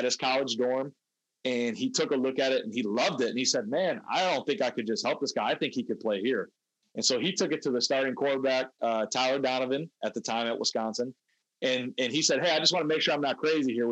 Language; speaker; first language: English; native; English